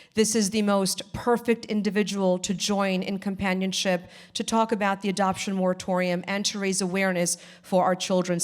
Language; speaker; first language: English; early bilingual, other home language; Polish